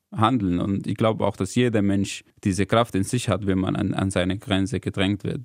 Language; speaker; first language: German; non-native, fluent; Arabic